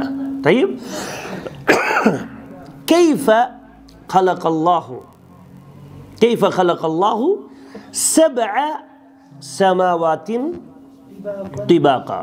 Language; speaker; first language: Arabic; non-native, fluent; Kashmiri